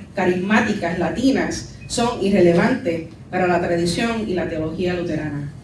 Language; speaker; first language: Spanish; early bilingual, heritage; Spanish